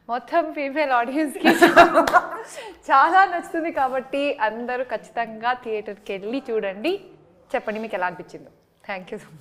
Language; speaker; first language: Telugu; non-native, local second language; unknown